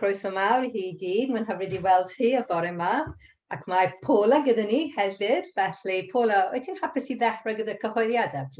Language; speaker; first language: Welsh; non-native, learner; English